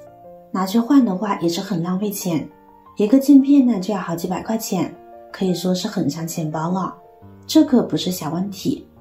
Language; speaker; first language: Chinese; native; Chinese